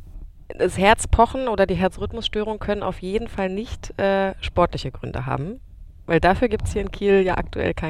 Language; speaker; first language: German; native; German